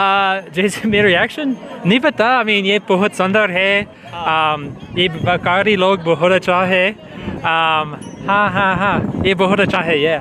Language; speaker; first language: Hindi; non-native, learner; English